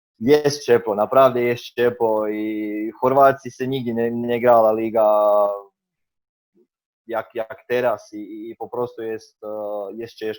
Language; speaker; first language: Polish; non-native, fluent; Croatian